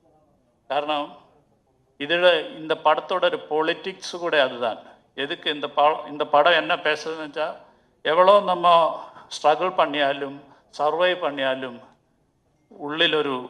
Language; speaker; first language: Tamil; non-native, learner; Malayalam